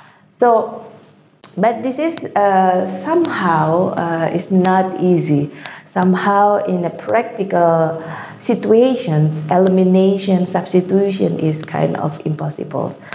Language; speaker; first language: English; non-native, fluent; Indonesian